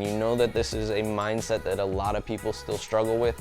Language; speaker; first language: English; native; English